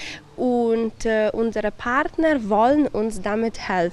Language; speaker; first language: German; non-native, fluent; Ukrainian